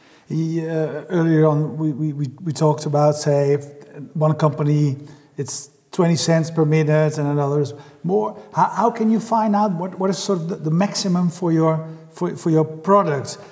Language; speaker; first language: English; non-native, fluent; Dutch